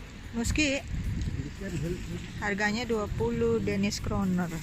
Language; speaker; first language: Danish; non-native, learner; Indonesian